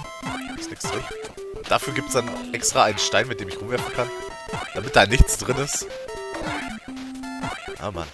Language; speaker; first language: German; native; German